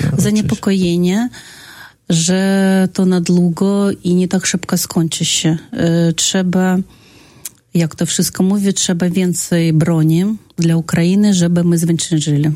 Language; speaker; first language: Polish; non-native, fluent; Russian